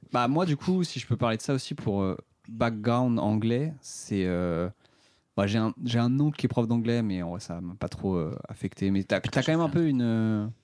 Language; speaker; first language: French; native; French